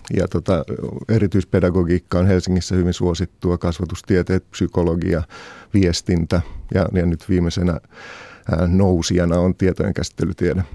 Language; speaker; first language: Finnish; native; Finnish